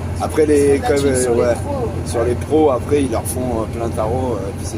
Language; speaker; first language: French; native; French